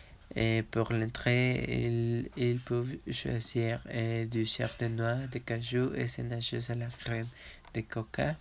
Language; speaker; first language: French; non-native, learner; Spanish